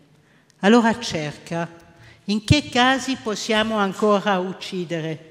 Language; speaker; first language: Italian; non-native, local second language; French